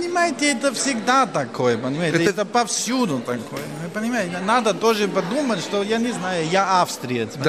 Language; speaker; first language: Russian; non-native, fluent; German